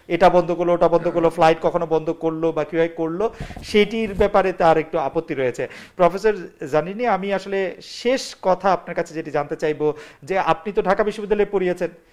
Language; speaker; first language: Bangla; native; Bangla